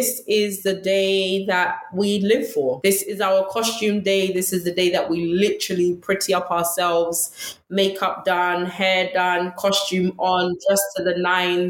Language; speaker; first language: English; native; English